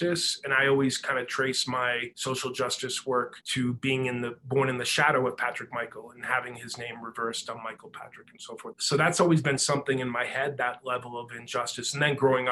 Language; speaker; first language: English; native; English